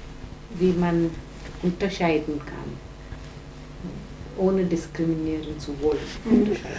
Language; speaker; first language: German; non-native, fluent; Gujarati